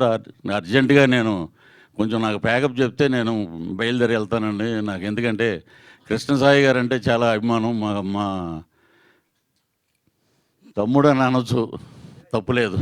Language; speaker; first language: Telugu; native; Telugu